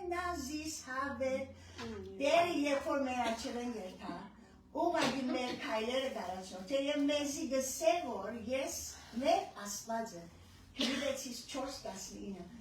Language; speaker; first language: Armenian; early bilingual, heritage; Armenian